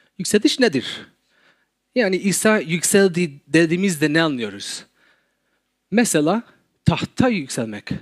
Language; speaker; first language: Turkish; non-native, fluent; English